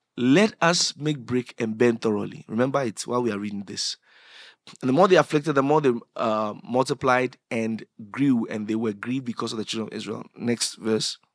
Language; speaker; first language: English; non-native, local second language; Akan